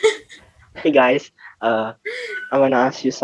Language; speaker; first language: English; non-native, learner; Indonesian